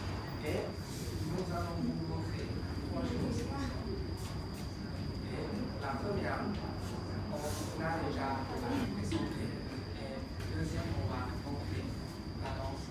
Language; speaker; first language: French; non-native, learner; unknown